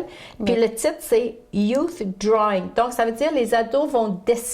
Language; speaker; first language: French; native; French